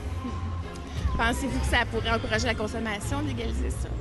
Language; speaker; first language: French; native; French